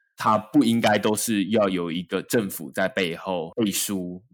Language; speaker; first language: Chinese; native; Chinese